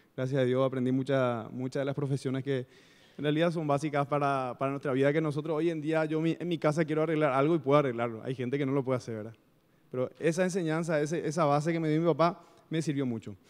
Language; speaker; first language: Spanish; native; Spanish